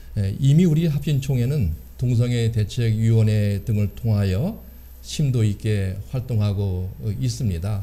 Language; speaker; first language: Korean; native; Korean